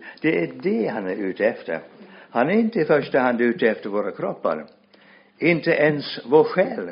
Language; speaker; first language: Swedish; non-native, fluent; English